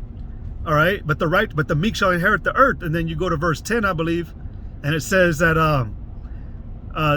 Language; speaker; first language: English; native; English